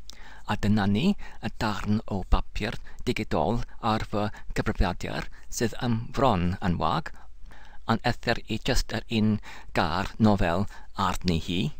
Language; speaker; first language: Welsh; non-native, learner; English